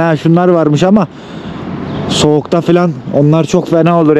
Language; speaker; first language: Turkish; native; Turkish